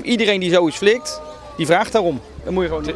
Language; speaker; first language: Dutch; native; Dutch